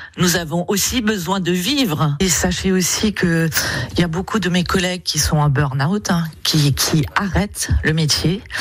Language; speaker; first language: French; native; French